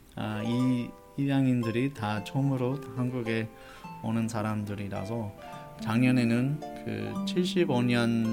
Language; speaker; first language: Korean; non-native, fluent; English